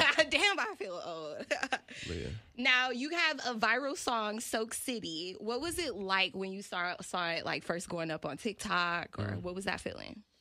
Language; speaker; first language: English; native; English